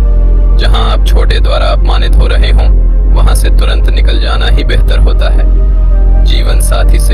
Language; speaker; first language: Hindi; native; Hindi